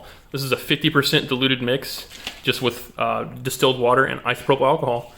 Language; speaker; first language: English; native; English